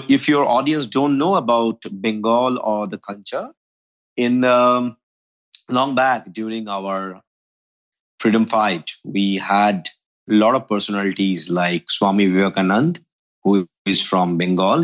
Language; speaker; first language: English; non-native, local second language; Bangla